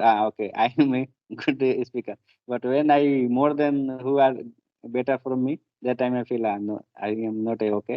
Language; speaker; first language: English; non-native, learner; Hindi